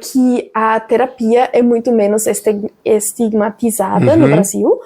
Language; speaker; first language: Portuguese; non-native, fluent; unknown